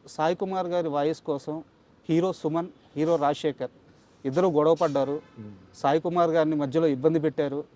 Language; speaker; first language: Telugu; native; Telugu